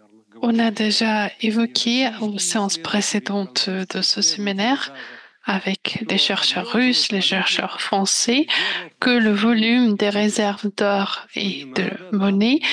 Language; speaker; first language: French; non-native, fluent; Russian